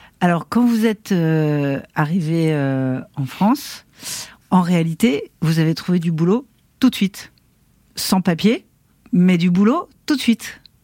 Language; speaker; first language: French; native; French